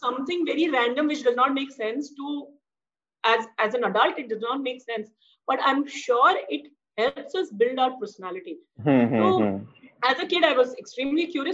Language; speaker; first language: English; non-native, local second language; Hindi